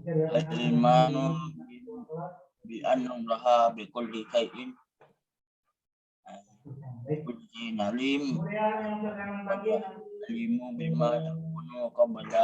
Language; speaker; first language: Arabic; non-native, learner; Indonesian